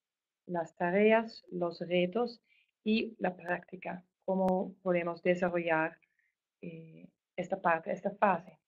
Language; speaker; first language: Spanish; non-native, fluent; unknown